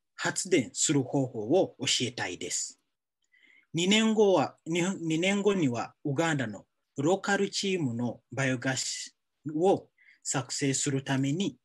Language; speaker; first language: Japanese; non-native, fluent; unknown